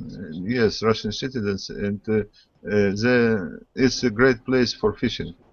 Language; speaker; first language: English; non-native, learner; Russian